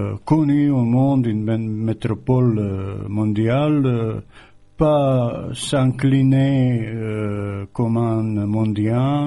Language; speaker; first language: French; non-native, fluent; Croatian